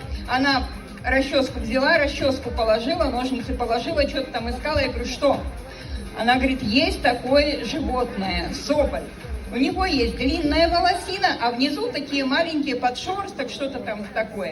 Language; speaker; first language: Russian; native; Russian